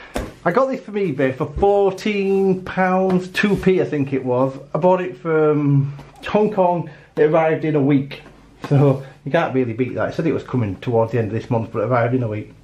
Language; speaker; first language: English; native; English